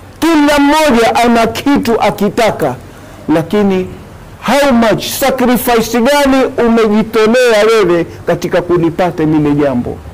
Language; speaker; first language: Swahili; native; Swahili